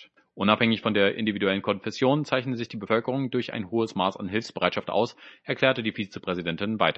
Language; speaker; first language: German; native; German